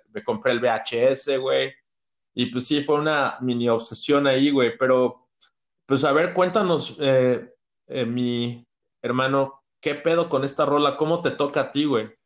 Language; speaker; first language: Spanish; native; Spanish